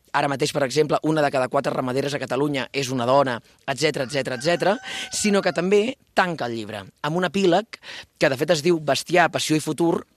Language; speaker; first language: Catalan; native; Catalan